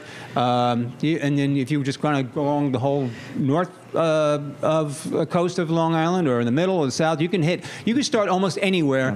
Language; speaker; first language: English; native; English